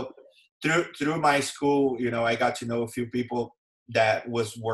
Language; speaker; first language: English; non-native, fluent; Portuguese